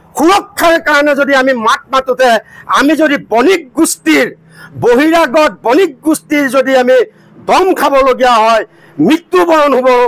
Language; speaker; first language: Assamese; native; Assamese